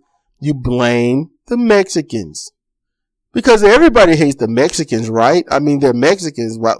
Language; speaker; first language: English; native; English